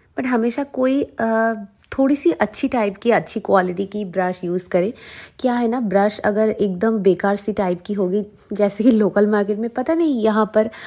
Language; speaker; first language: Hindi; non-native, local second language; Bangla